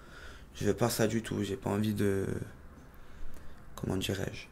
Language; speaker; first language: French; native; French